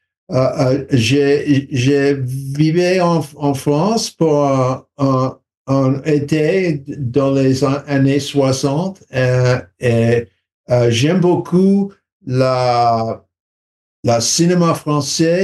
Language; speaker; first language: French; non-native, learner; English